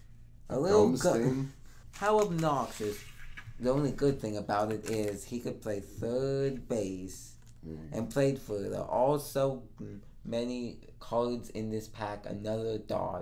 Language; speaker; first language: English; native; English